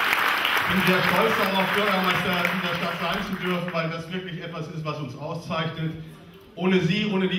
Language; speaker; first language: German; native; German